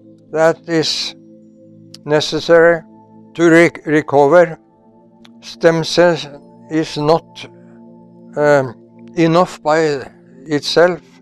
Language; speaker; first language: English; non-native, fluent; Norwegian